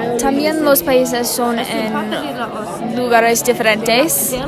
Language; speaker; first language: Spanish; non-native, learner; English